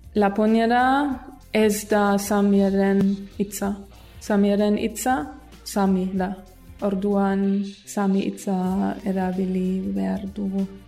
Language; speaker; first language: Basque; non-native, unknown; German